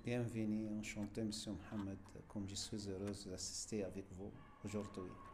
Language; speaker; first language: French; non-native, fluent; Arabic